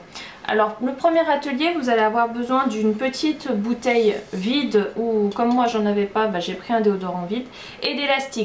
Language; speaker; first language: French; native; French